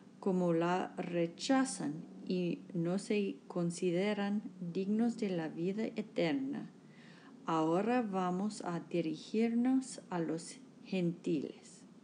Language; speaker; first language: Spanish; non-native, learner; English